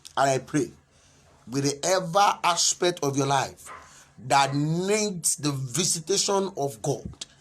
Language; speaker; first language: English; non-native, local second language; Yoruba